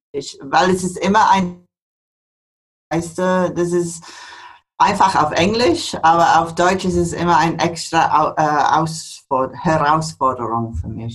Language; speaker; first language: German; non-native, fluent; English